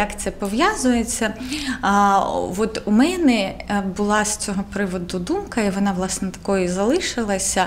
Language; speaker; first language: Ukrainian; non-native, local second language; Russian